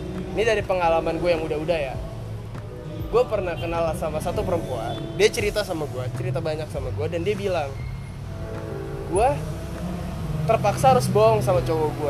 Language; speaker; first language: Indonesian; native; Indonesian